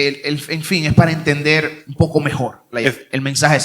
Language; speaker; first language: Spanish; native; Spanish